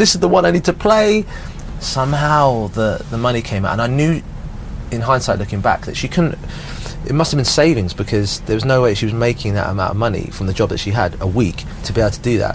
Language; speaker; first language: English; native; English